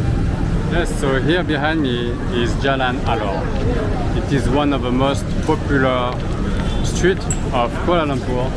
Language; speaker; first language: English; non-native, fluent; French